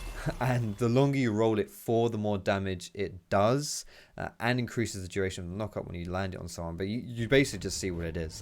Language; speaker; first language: English; native; English